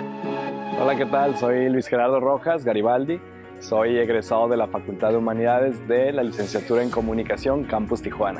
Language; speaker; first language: Spanish; native; Spanish